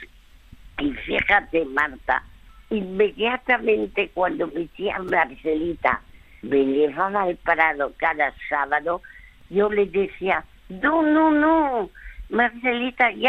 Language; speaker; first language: Spanish; early bilingual, other home language; French